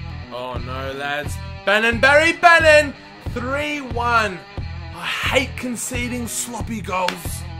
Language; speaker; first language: English; native; English